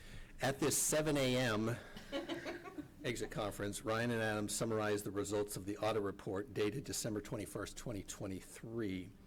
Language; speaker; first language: English; native; English